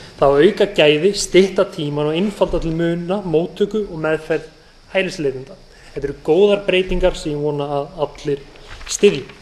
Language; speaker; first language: Icelandic; native; Icelandic